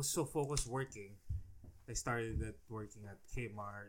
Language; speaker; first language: English; non-native, local second language; Filipino